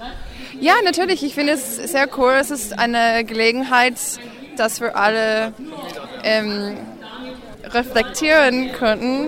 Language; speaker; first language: German; non-native, fluent; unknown